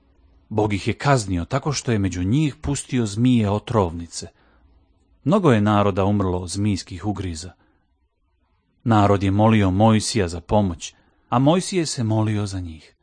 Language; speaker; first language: Serbian; native; Serbian